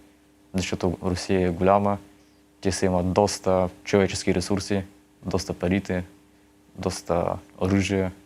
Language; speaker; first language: Bulgarian; early bilingual, heritage; Russian